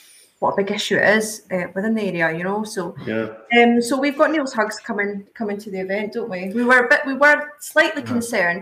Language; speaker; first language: English; native; English